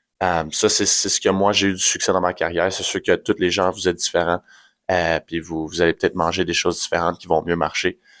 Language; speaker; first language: French; native; French